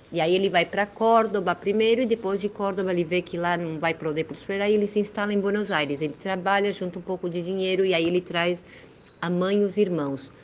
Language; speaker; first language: Portuguese; early bilingual, heritage; Portuguese